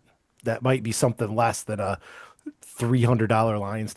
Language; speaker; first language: English; native; English